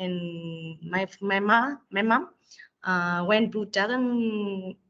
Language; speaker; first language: English; non-native, learner; Vietnamese